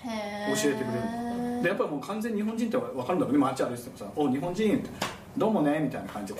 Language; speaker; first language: Japanese; native; Japanese